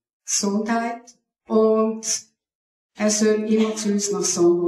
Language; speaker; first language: German; non-native, fluent; Serbian